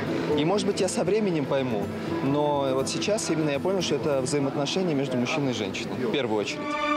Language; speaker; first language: Russian; native; Russian